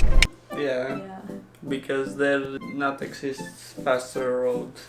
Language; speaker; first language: English; non-native, learner; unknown